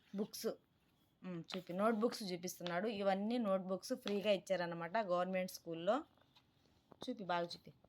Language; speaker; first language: Telugu; native; Telugu